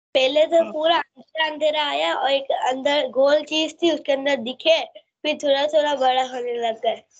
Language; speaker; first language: Hindi; native; Hindi